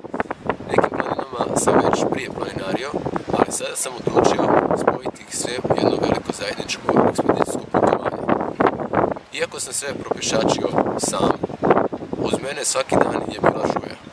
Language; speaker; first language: Croatian; native; Croatian